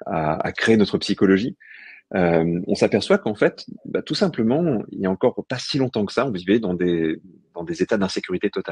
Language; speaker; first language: French; native; French